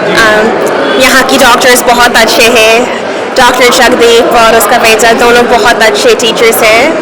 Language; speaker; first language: Hindi; early bilingual, heritage; Hindi